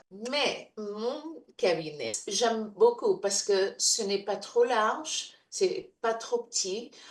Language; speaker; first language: French; non-native, fluent; English